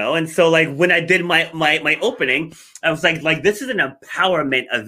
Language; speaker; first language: English; native; English